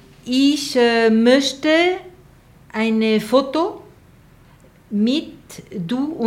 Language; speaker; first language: German; non-native, learner; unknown